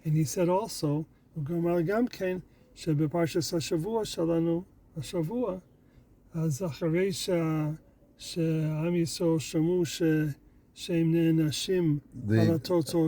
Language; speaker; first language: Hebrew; non-native, fluent; English